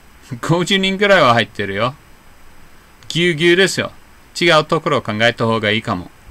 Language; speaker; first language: Japanese; non-native, fluent; English